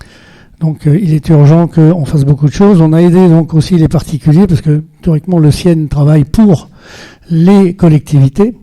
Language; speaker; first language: French; native; French